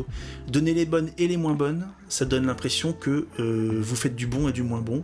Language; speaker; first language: French; native; French